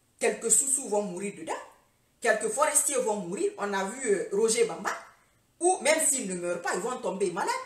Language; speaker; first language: French; non-native, local second language; Fula